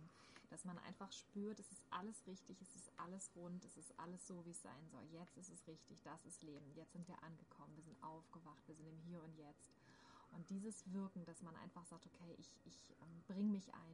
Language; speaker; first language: German; native; German